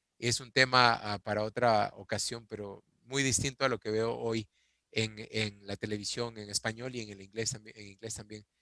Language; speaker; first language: Spanish; native; Spanish